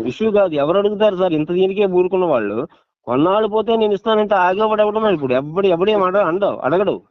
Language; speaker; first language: Telugu; non-native, local second language; Odia